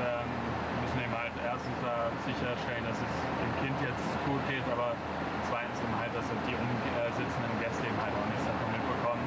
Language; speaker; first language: German; native; German